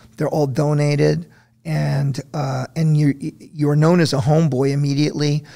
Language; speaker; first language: English; native; English